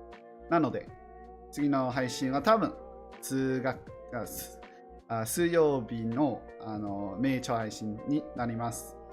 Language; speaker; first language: Japanese; non-native, learner; English